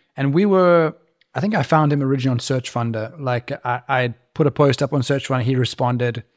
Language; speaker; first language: English; native; English